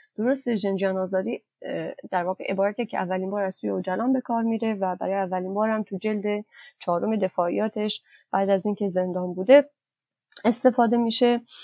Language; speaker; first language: Persian; non-native, local second language; Kurdish